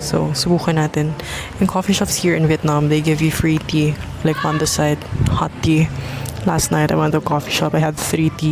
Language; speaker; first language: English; non-native, local second language; Filipino